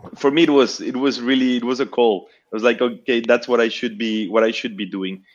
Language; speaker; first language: English; non-native, fluent; Spanish